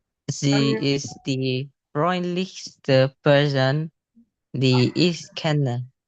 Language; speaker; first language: German; non-native, learner; Indonesian